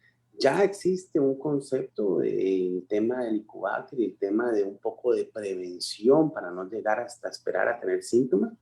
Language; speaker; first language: Spanish; native; Spanish